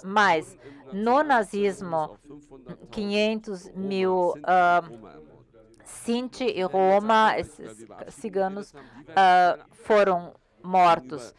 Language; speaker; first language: Portuguese; non-native, learner; German